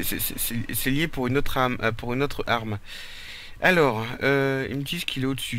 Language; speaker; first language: French; native; French